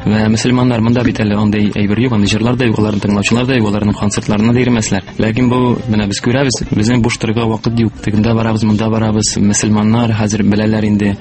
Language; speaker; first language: Tatar; native; Tatar